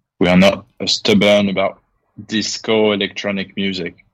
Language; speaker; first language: English; non-native, fluent; French